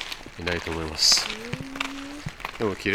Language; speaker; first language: Japanese; non-native, fluent; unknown